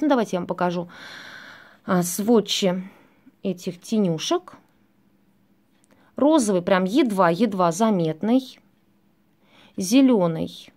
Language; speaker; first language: Russian; native; Russian